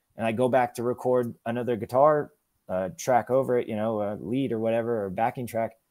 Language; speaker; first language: English; native; English